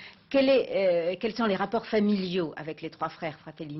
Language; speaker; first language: French; native; French